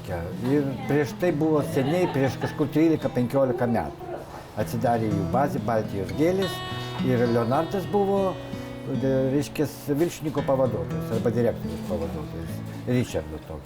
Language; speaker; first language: Lithuanian; native; Lithuanian